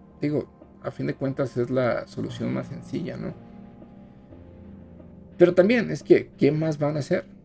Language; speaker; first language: Spanish; native; Spanish